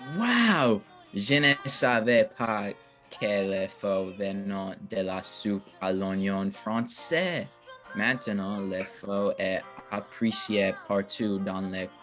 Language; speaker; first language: French; non-native, learner; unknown